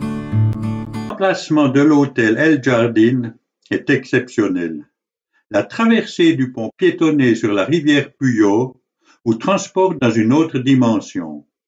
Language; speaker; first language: French; native; French